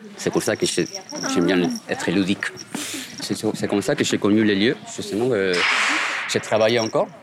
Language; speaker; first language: French; non-native, fluent; Spanish